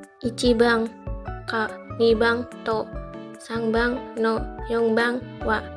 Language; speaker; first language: Japanese; non-native, learner; Indonesian